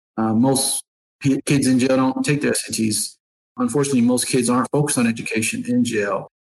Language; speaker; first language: English; native; English